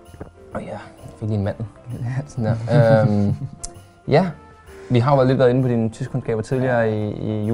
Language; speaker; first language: Danish; native; Danish